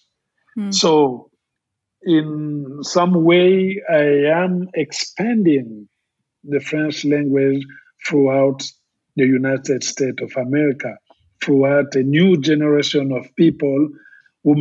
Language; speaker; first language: English; non-native, fluent; French